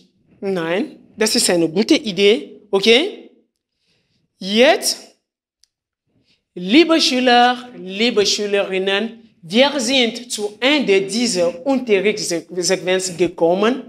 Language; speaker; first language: German; non-native, fluent; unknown